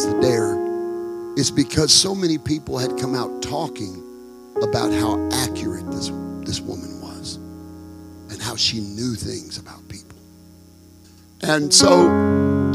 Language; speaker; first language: English; native; English